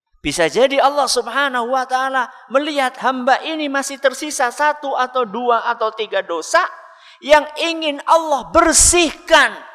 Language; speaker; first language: Indonesian; non-native, local second language; Javanese